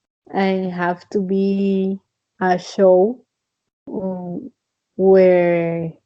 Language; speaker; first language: English; non-native, fluent; Spanish